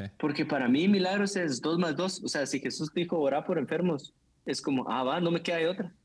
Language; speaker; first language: Spanish; native; Spanish